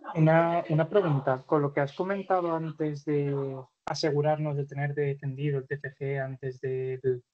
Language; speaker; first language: Spanish; native; Spanish